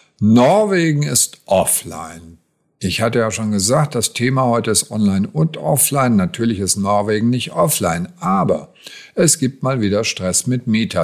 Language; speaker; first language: German; native; German